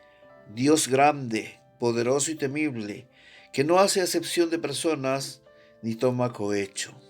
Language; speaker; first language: Spanish; native; Spanish